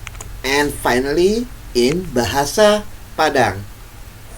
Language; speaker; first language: English; non-native, fluent; Indonesian